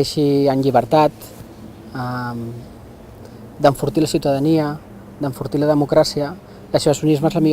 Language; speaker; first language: Catalan; native; Catalan